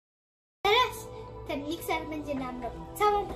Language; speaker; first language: Polish; early bilingual, heritage; Polish